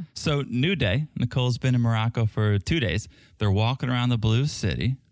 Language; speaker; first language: English; early bilingual, other home language; Russian